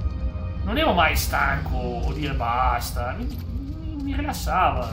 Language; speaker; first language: Italian; native; Italian